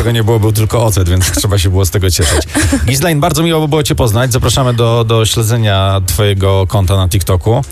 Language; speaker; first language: Polish; native; Polish